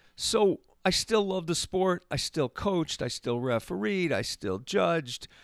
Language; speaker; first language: English; native; English